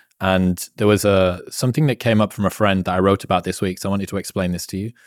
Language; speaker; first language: English; native; English